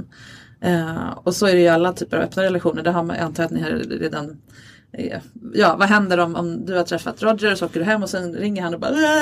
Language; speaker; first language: Swedish; native; Swedish